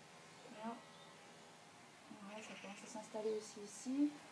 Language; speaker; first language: French; native; French